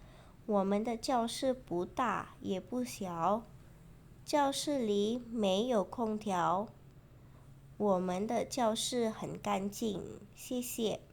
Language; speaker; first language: Chinese; non-native, fluent; Indonesian